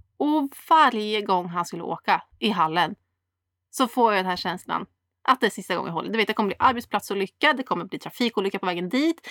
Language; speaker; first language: Swedish; native; Swedish